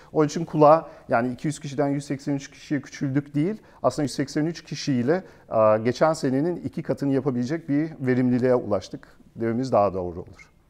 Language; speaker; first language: Turkish; early bilingual, heritage; Turkish